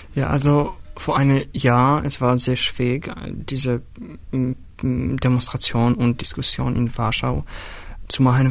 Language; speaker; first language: German; non-native, learner; Polish